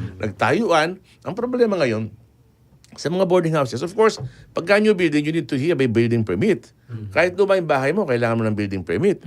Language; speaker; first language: Filipino; non-native, local second language; Pampanga